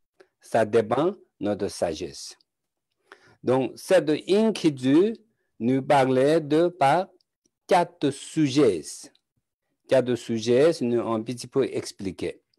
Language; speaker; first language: French; non-native, learner; Tibetan